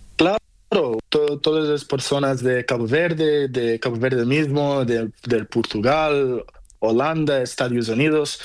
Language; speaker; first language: Spanish; non-native, learner; Portuguese